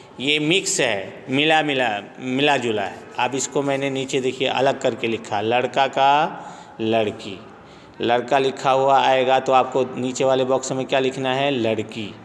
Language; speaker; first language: Urdu; native; Urdu